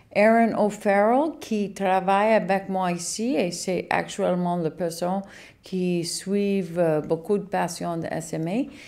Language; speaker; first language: French; non-native, learner; English